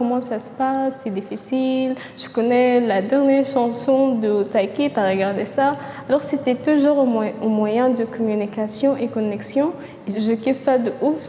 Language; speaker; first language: French; non-native, fluent; Arabic